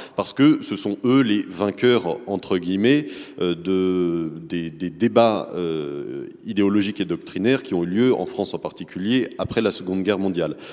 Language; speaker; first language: French; native; French